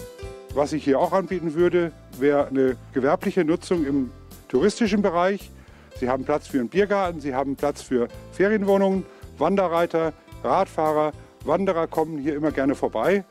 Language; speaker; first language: German; native; German